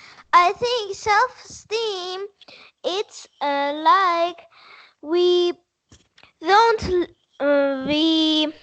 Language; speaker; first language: English; non-native, learner; Persian